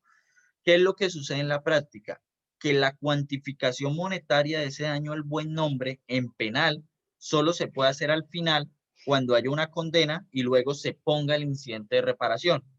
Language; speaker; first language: Spanish; native; Spanish